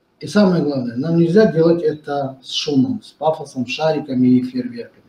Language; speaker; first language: Russian; non-native, local second language; Romanian